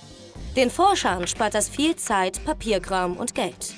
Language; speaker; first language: German; native; German